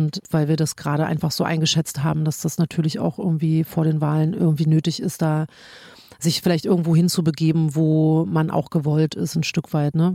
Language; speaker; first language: German; native; German